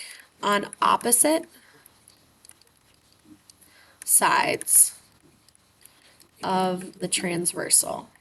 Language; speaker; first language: English; native; English